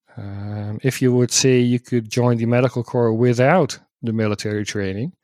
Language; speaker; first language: English; non-native, fluent; Dutch